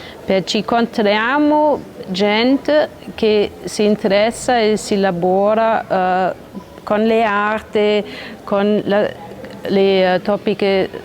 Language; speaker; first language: Italian; non-native, learner; German